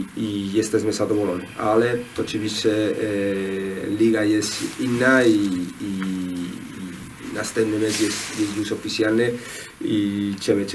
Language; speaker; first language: Polish; non-native, learner; Spanish